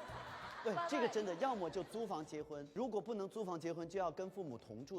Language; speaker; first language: Chinese; native; Chinese